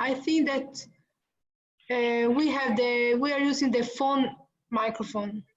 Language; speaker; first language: English; non-native, fluent; Italian